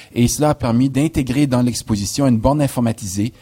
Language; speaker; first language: French; native; French